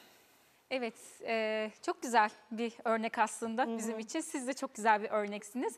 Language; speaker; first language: Turkish; native; Turkish